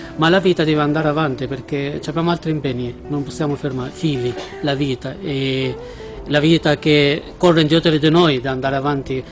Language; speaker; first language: Italian; non-native, fluent; Arabic